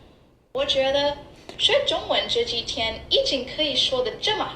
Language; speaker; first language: Chinese; non-native, learner; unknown